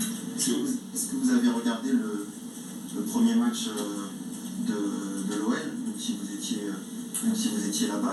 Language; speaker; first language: French; native; French